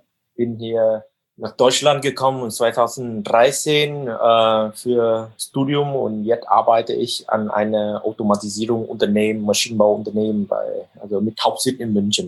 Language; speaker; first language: German; non-native, fluent; Vietnamese